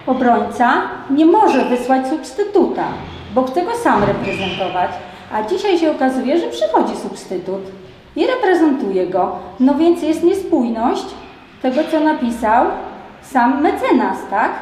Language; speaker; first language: Polish; native; Polish